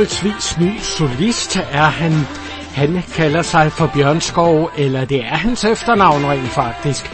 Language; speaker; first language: Danish; native; Danish